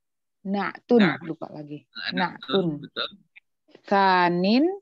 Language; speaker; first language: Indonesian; native; Indonesian